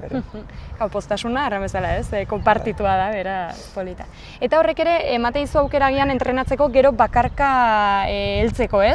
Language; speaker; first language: Basque; native; Basque